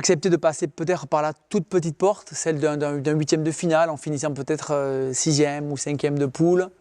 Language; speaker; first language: French; native; French